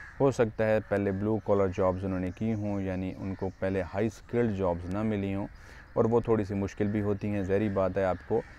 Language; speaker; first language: Urdu; non-native, local second language; Punjabi